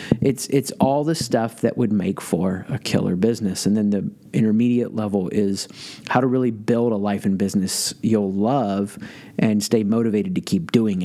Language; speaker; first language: English; native; English